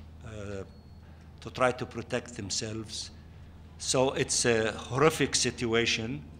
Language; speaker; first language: English; non-native, fluent; Arabic